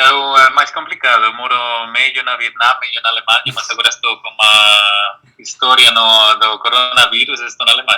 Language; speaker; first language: Portuguese; non-native, fluent; Spanish